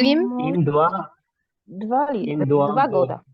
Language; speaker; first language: Russian; non-native, learner; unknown